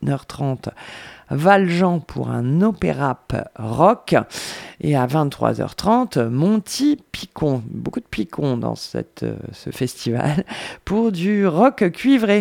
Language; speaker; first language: French; native; French